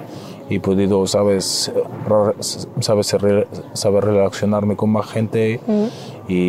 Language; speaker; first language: Spanish; non-native, fluent; Arabic